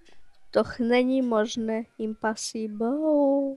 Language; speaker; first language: Czech; non-native, local second language; Slovak